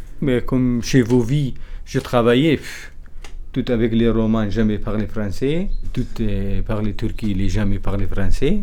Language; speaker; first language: French; non-native, learner; Kurdish